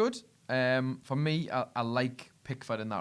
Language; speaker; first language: English; native; English